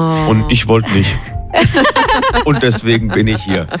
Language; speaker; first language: German; native; German